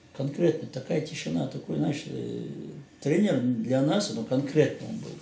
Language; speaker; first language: Russian; non-native, local second language; Chechen